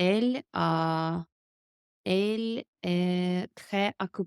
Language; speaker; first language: French; non-native, learner; English